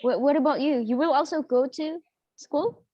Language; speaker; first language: English; non-native, fluent; Indonesian